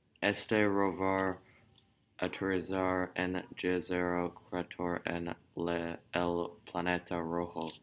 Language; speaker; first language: Spanish; non-native, learner; English